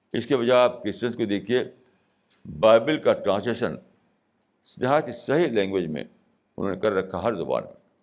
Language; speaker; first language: Urdu; native; Urdu